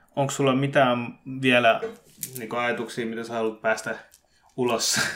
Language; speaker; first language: Finnish; early bilingual, other home language; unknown